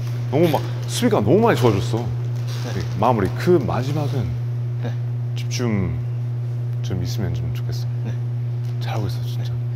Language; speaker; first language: Korean; non-native, learner; English